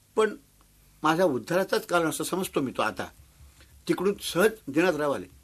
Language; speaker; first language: Marathi; non-native, local second language; Konkani